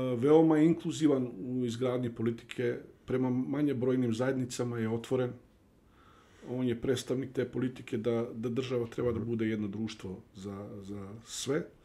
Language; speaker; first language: Bosnian; early bilingual, heritage; Bosnian